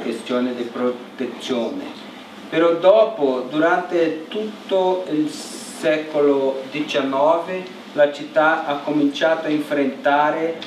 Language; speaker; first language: Italian; non-native, learner; Portuguese